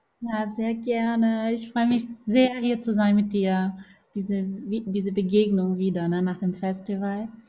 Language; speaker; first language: German; non-native, fluent; Portuguese